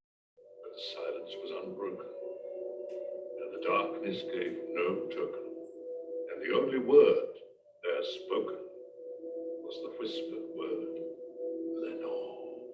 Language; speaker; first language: English; native; English